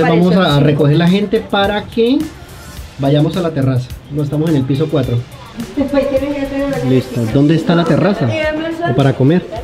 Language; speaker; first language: Spanish; native; Spanish